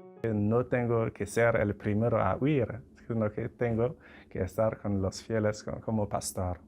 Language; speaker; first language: Spanish; non-native, fluent; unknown